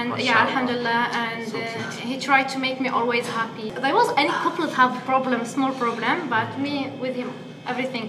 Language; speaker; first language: English; non-native, learner; Arabic